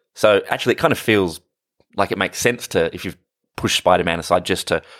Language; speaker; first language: English; native; English